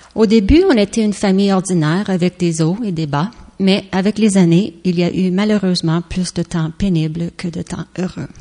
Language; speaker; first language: French; early bilingual, other home language; Estonian